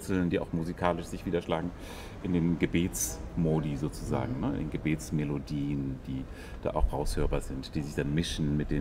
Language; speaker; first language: German; native; German